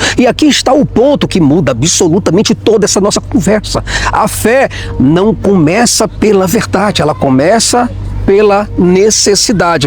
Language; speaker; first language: Portuguese; native; Portuguese